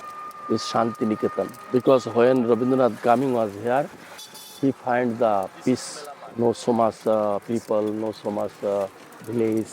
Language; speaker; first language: English; non-native, learner; Bangla